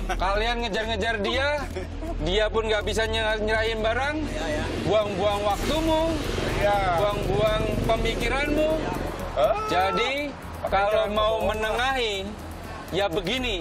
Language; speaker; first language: Indonesian; native; Indonesian